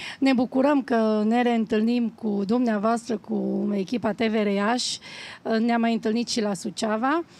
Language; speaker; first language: Romanian; native; Romanian